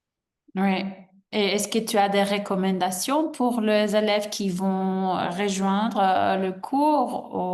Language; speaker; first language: French; non-native, fluent; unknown